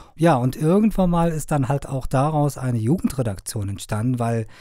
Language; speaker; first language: German; non-native, fluent; Persian